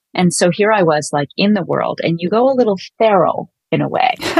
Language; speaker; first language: English; native; English